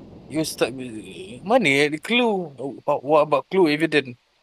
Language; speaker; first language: English; non-native, local second language; Malay